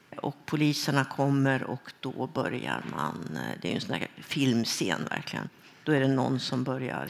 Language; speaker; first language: Swedish; native; Swedish